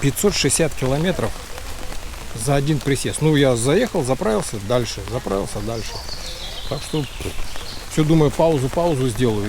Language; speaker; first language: Russian; native; Russian